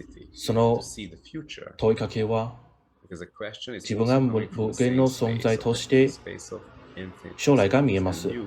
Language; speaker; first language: Japanese; non-native, learner; English